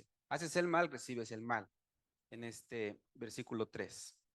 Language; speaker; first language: Spanish; native; Spanish